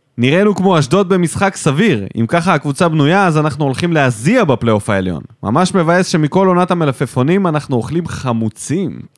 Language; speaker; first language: Hebrew; native; Hebrew